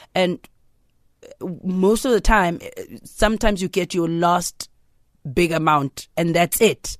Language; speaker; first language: English; non-native, local second language; Zulu